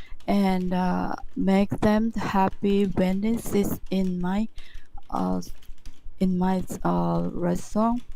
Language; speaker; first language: English; non-native, learner; Thai